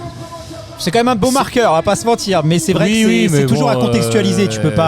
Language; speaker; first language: French; native; French